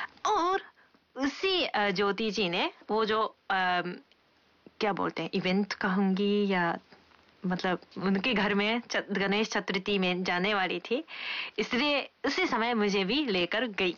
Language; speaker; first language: Hindi; non-native, fluent; Japanese